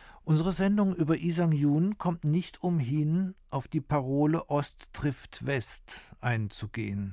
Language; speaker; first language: German; native; German